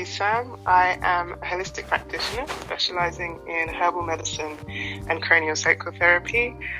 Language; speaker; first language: English; native; English